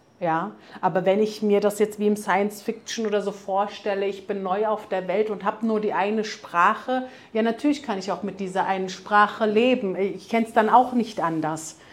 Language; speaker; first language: German; early bilingual, other home language; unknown